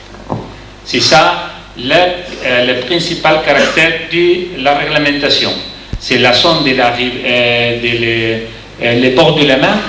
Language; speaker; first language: French; non-native, learner; Spanish